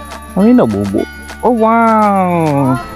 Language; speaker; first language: Filipino; native; Filipino